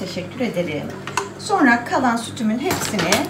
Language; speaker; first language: Turkish; native; Turkish